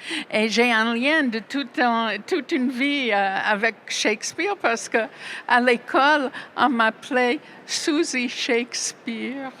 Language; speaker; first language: French; non-native, fluent; English